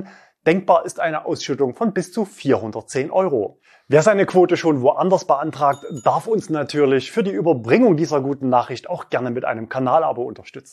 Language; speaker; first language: German; native; German